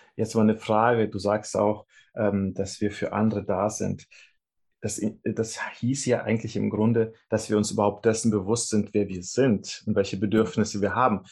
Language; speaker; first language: German; early bilingual, other home language; Russian